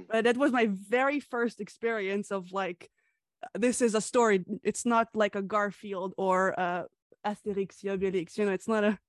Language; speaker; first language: English; early bilingual, other home language; Hungarian